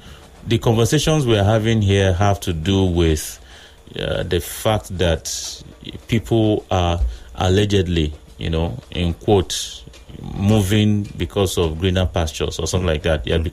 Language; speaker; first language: English; non-native, local second language; Yoruba